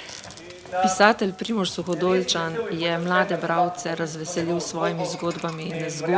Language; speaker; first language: Slovenian; native; Slovenian